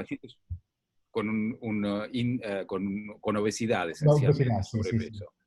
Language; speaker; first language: Spanish; native; Spanish